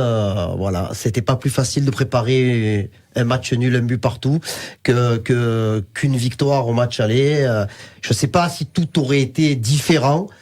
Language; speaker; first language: French; native; French